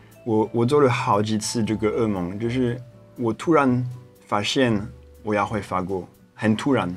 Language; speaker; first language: Chinese; non-native, fluent; French